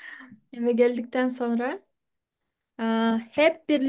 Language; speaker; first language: Turkish; non-native, fluent; Kyrgyz